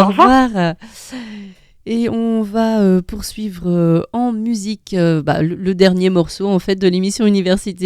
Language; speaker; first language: French; native; French